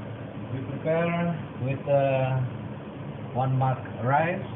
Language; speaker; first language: English; non-native, learner; Indonesian